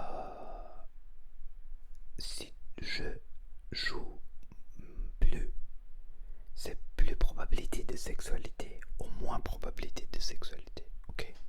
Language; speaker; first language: French; non-native, learner; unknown